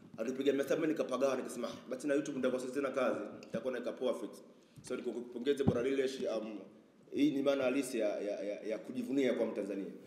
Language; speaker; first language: Swahili; native; Swahili